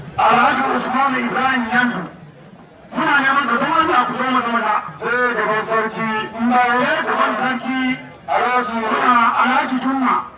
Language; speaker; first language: Hausa; non-native, local second language; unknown